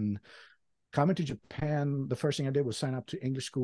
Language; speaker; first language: English; non-native, fluent; Swedish